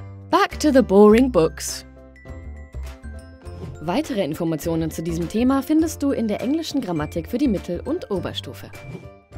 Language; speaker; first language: German; native; German